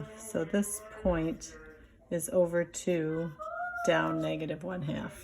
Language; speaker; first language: English; native; English